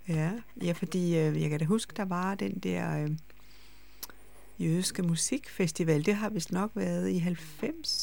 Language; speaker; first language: Danish; native; Danish